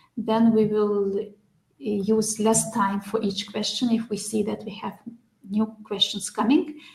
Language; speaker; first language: English; non-native, fluent; Lithuanian